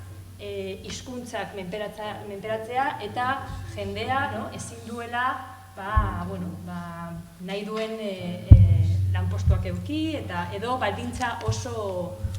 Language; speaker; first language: Basque; non-native, local second language; Spanish